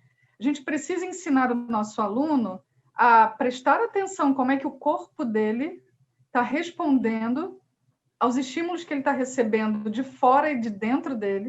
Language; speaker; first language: Portuguese; native; Portuguese